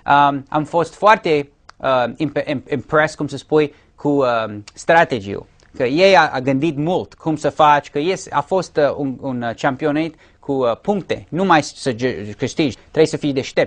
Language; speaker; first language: Romanian; early bilingual, heritage; English